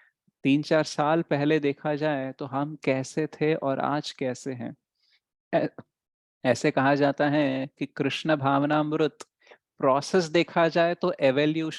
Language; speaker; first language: Hindi; native; Hindi